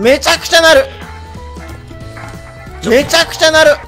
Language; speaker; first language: Japanese; native; Japanese